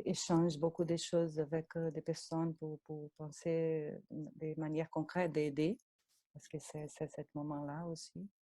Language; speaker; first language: French; non-native, fluent; Portuguese